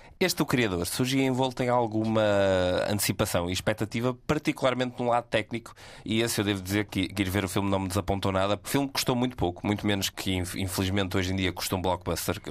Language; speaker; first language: Portuguese; native; Portuguese